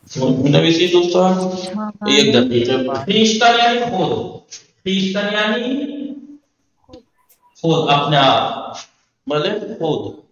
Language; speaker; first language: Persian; non-native, fluent; Urdu